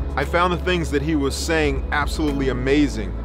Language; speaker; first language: English; native; English